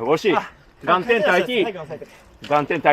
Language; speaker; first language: Chinese; non-native, learner; Japanese